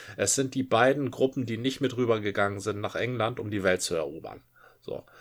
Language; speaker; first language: German; native; German